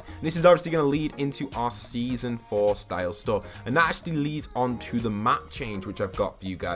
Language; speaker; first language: English; native; English